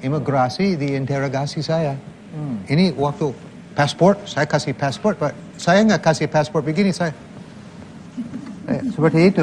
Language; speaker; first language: Indonesian; non-native, learner; English